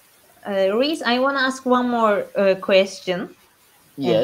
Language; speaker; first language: English; non-native, learner; Turkish